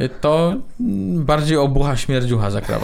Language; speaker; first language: Polish; native; Polish